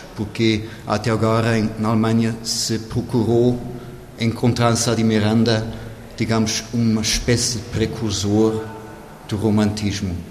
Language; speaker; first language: Portuguese; non-native, fluent; German